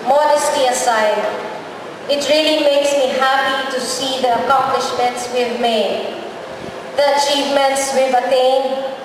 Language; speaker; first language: English; non-native, local second language; Filipino